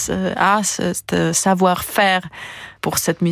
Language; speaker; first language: French; non-native, fluent; Polish